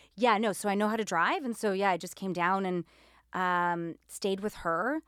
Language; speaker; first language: English; non-native, fluent; Greek